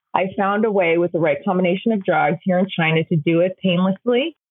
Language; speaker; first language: English; native; English